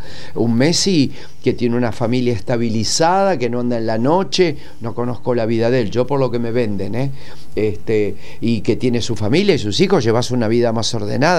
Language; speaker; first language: Spanish; native; Spanish